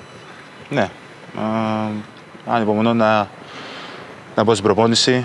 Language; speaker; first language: Greek; early bilingual, other home language; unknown